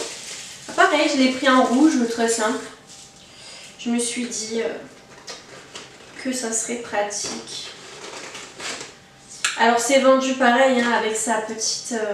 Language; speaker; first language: French; native; French